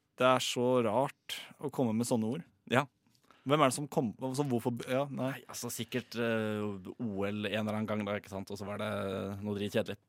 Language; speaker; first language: Norwegian; native; Norwegian